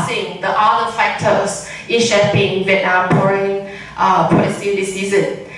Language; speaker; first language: English; non-native, learner; Vietnamese